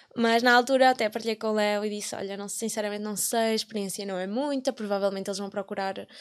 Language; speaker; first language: Portuguese; native; Portuguese